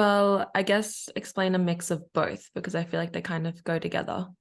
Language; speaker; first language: English; native; English